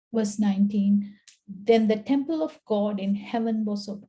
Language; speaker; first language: English; non-native, local second language; Sinhala